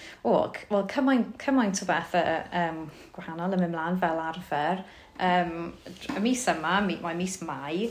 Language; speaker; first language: Welsh; native; Welsh